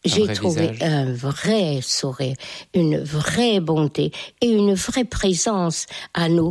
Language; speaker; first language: French; non-native, fluent; Hungarian